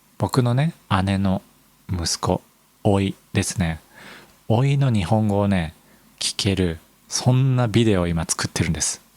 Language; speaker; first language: Japanese; native; Japanese